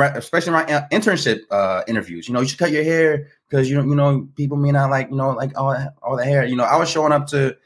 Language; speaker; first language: English; native; English